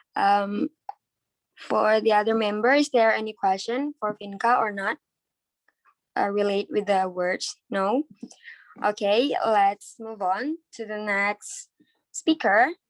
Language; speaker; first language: English; non-native, learner; Indonesian